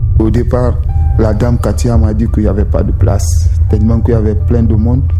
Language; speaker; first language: French; non-native, local second language; Susu